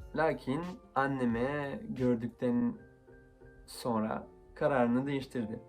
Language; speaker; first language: Turkish; early bilingual, heritage; Turkish